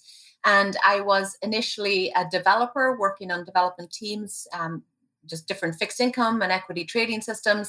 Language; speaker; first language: English; native; English